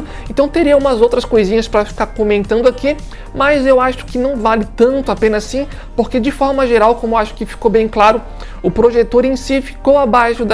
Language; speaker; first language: Portuguese; native; Portuguese